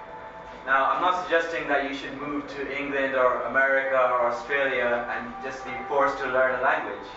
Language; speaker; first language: English; early bilingual, other home language; Hindi